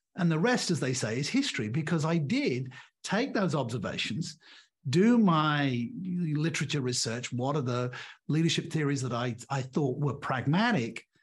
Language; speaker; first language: English; native; English